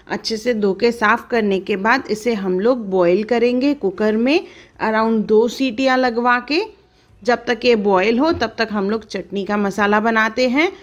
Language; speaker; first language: Hindi; non-native, local second language; Sindhi